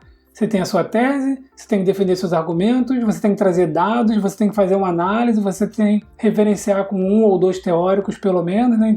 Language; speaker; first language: Portuguese; native; Portuguese